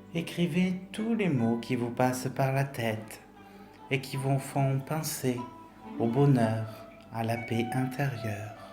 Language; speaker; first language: French; native; French